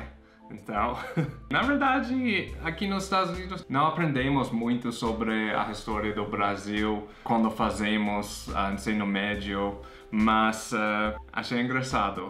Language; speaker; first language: Portuguese; non-native, fluent; English